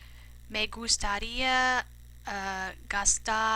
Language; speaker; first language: Spanish; non-native, fluent; English